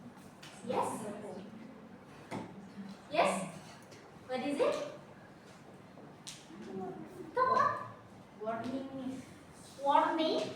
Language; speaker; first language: English; non-native, learner; Indonesian